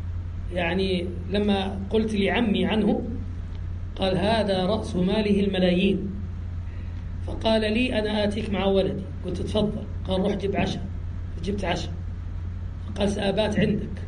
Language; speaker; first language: Arabic; native; Arabic